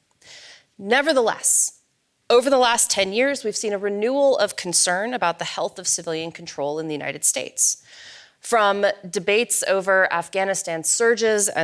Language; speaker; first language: English; native; English